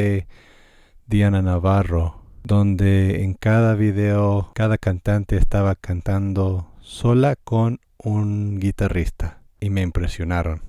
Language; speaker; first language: Spanish; non-native, fluent; English